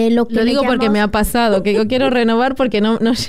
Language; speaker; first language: Spanish; native; Spanish